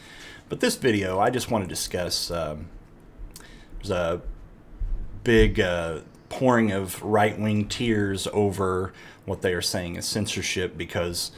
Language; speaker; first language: English; native; English